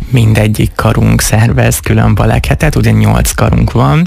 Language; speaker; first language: Hungarian; native; Hungarian